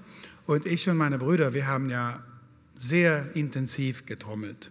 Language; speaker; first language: German; non-native, fluent; Swedish